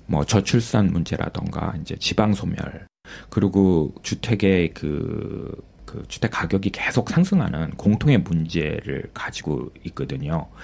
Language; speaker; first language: Korean; native; Korean